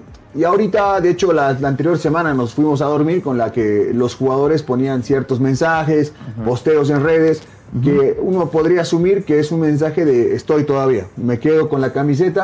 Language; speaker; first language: Spanish; native; Spanish